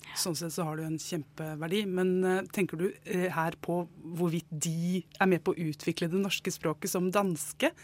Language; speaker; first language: Norwegian; native; Norwegian